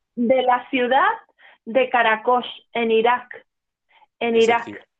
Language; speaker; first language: Spanish; native; Spanish